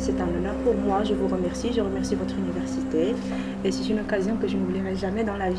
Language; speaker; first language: French; non-native, local second language; Arabic